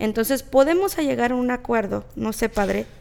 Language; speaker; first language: Spanish; native; Spanish